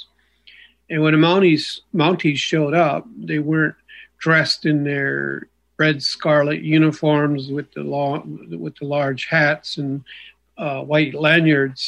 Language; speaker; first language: English; native; English